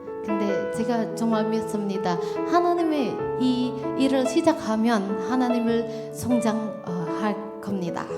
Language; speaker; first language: Korean; non-native, learner; Indonesian